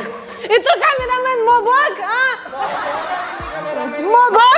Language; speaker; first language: Indonesian; non-native, learner; Russian